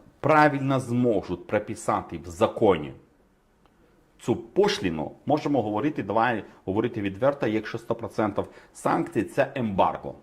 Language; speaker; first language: Ukrainian; non-native, fluent; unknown